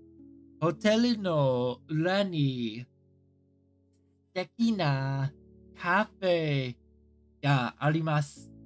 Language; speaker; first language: Japanese; non-native, learner; English